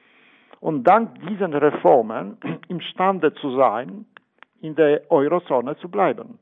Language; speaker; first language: German; non-native, fluent; Polish